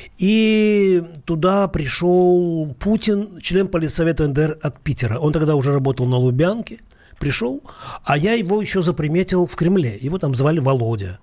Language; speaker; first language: Russian; native; Russian